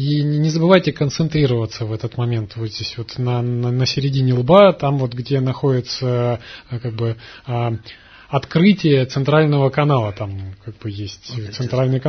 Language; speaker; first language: Russian; native; Russian